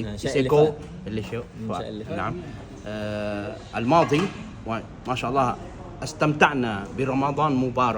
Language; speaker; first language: Arabic; non-native, learner; Malay